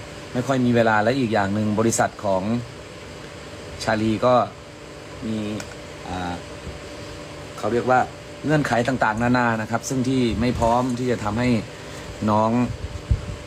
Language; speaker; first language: Thai; native; Thai